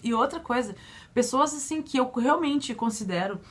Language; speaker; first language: Portuguese; native; Portuguese